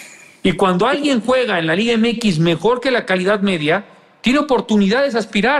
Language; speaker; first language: Spanish; native; Spanish